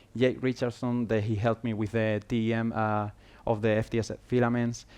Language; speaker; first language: English; non-native, fluent; Spanish